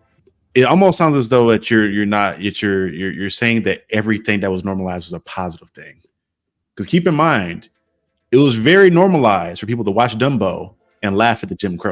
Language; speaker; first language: English; native; English